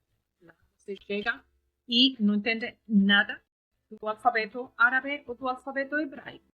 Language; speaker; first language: Portuguese; non-native, learner; Spanish